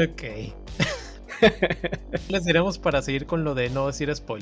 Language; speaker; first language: Spanish; native; Spanish